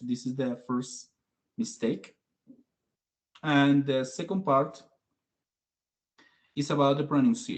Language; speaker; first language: English; non-native, fluent; Spanish